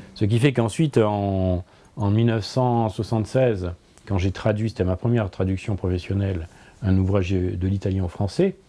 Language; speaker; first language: French; native; French